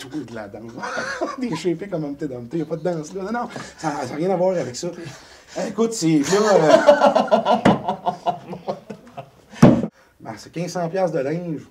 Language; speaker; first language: French; native; French